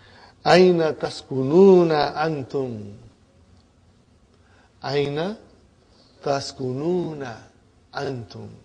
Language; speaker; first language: Arabic; non-native, fluent; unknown